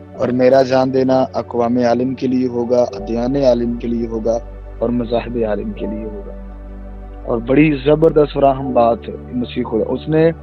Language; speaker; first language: Urdu; non-native, local second language; Punjabi